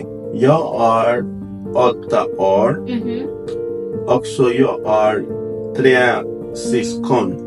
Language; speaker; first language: Swedish; non-native, learner; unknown